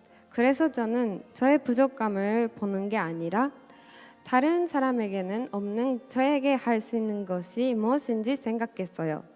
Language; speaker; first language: Korean; non-native, fluent; Japanese